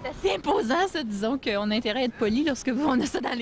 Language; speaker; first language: French; native; French